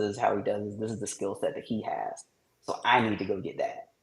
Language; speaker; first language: English; native; English